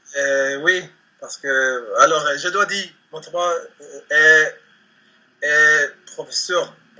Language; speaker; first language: French; non-native, learner; Spanish